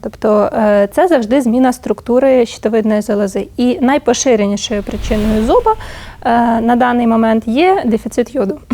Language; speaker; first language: Ukrainian; native; Ukrainian